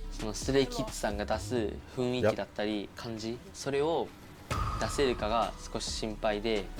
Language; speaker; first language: Japanese; native; Japanese